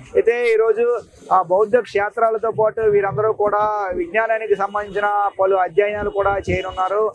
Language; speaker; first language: Telugu; native; Telugu